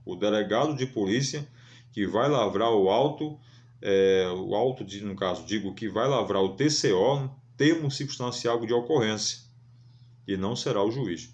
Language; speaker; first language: Portuguese; native; Portuguese